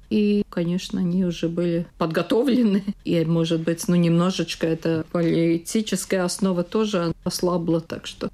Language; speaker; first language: Russian; non-native, local second language; Latvian